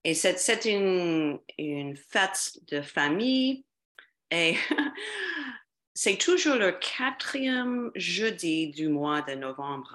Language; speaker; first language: French; non-native, fluent; English